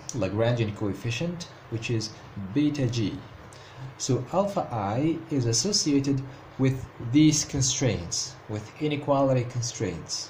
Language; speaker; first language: English; non-native, fluent; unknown